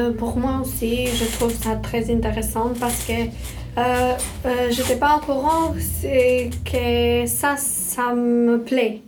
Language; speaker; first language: French; non-native, learner; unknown